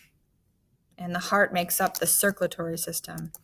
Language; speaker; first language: English; native; English